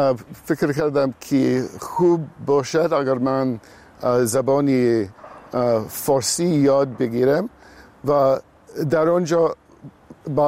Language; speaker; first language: Persian; non-native, fluent; English